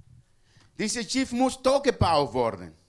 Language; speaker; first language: German; non-native, learner; Spanish